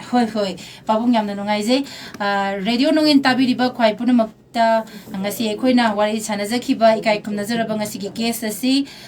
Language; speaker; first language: Manipuri; native; Manipuri